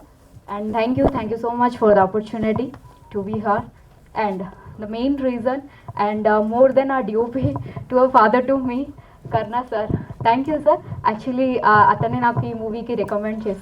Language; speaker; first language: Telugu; non-native, local second language; Odia